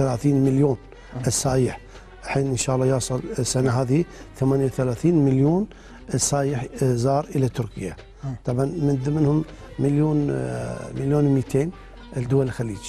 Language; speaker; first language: Arabic; non-native, fluent; Turkish